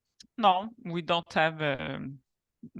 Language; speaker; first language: English; non-native, local second language; French